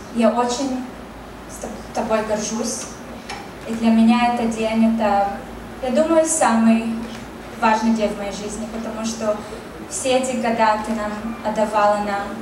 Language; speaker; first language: Russian; native; Russian